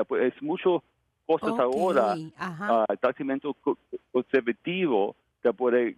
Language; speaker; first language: Spanish; non-native, learner; English